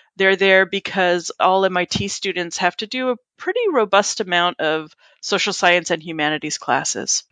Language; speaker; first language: English; native; English